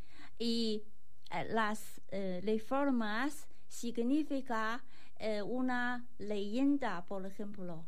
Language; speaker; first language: Spanish; non-native, learner; Chinese